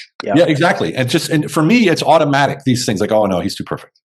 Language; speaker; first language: English; native; English